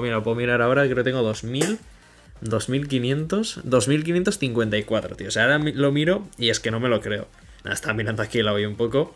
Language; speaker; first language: Spanish; native; Spanish